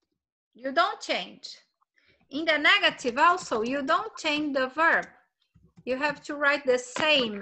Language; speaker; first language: English; non-native, fluent; Portuguese